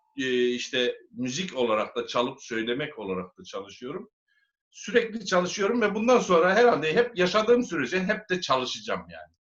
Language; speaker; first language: Turkish; native; Turkish